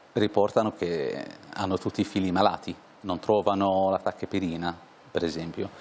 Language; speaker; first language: Italian; non-native, fluent; Arabic